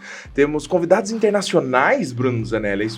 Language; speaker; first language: Portuguese; native; Portuguese